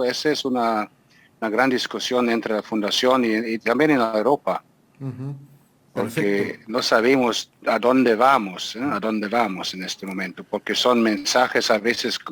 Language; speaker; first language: Spanish; non-native, fluent; German